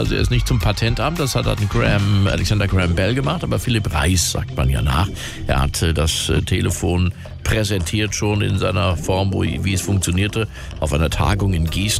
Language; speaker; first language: German; native; German